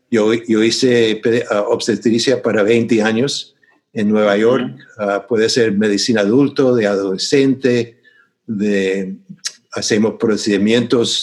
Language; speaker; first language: Spanish; non-native, fluent; English